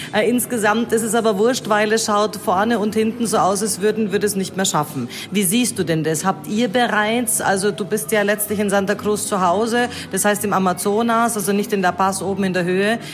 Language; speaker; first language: German; native; German